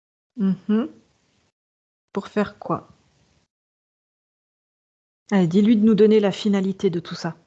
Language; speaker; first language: French; native; French